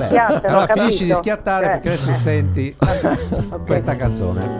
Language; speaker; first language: Italian; native; Italian